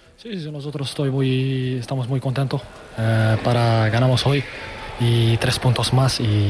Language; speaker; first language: Spanish; non-native, learner; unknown